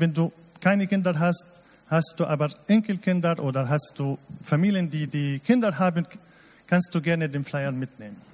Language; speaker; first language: German; non-native, fluent; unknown